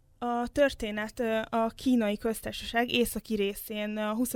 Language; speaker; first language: Hungarian; native; Hungarian